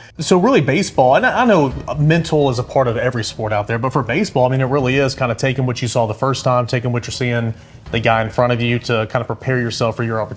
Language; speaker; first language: English; native; English